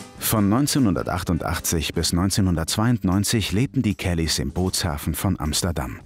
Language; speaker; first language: German; native; German